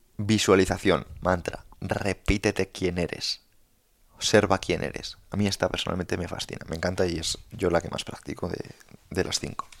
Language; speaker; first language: Spanish; native; Spanish